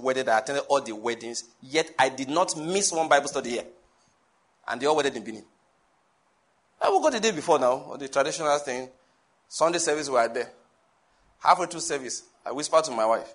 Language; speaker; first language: English; non-native, local second language; Yoruba